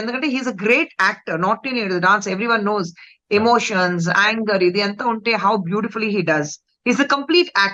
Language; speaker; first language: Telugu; non-native, fluent; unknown